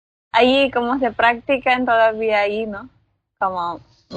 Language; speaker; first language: Spanish; non-native, learner; Filipino